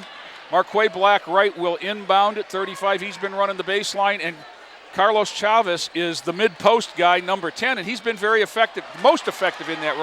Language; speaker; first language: English; native; English